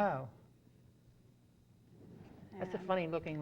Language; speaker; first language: English; native; English